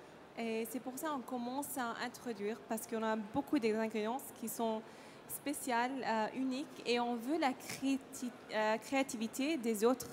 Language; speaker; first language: French; non-native, learner; Arabic